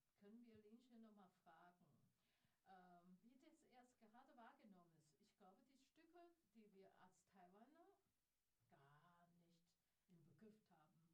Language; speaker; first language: German; non-native, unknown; Chinese